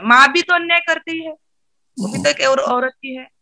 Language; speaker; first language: Hindi; non-native, local second language; Marathi